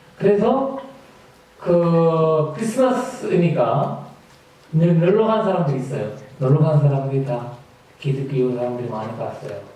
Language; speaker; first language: Korean; non-native, fluent; Sinhala